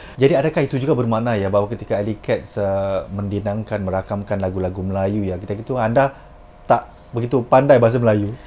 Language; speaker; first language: Malay; native; Malay